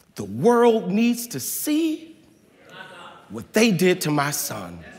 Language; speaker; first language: English; native; English